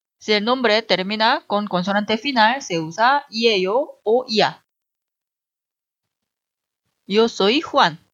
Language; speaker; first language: Spanish; non-native, fluent; Korean